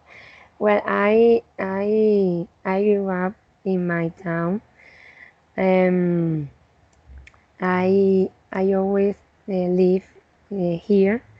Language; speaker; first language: English; non-native, learner; Spanish